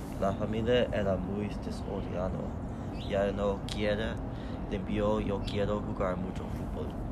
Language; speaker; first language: Spanish; non-native, learner; English